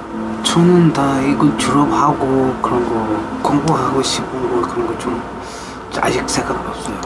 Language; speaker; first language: Korean; non-native, learner; Tibetan